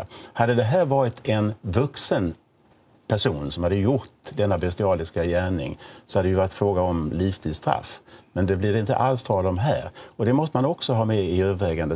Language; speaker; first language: Swedish; native; Swedish